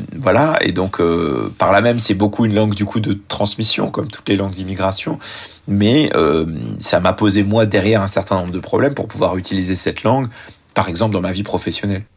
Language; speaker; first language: French; early bilingual, other home language; Arabic